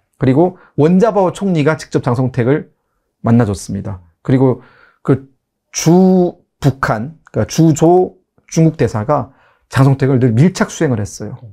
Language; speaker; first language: Korean; native; Korean